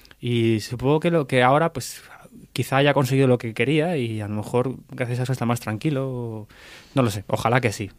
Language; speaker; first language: Spanish; native; Spanish